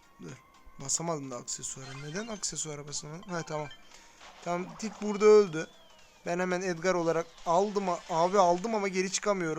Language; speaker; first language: Turkish; native; Turkish